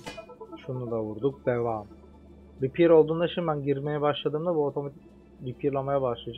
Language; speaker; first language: Turkish; native; Turkish